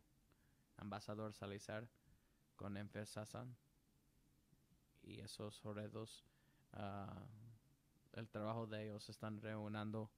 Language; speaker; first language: Spanish; non-native, learner; English